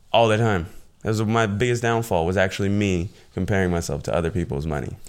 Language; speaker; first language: English; native; English